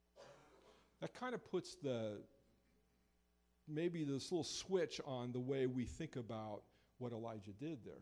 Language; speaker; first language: English; native; English